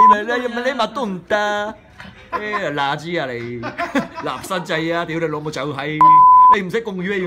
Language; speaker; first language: Cantonese; non-native, learner; Japanese